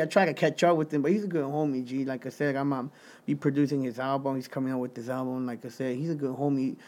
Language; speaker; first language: English; early bilingual, other home language; Spanish